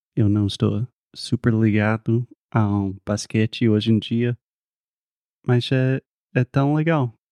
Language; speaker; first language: Portuguese; non-native, fluent; English